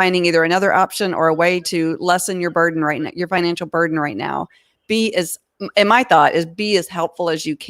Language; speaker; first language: English; native; English